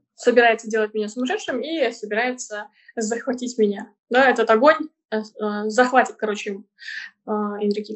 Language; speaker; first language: Russian; native; Russian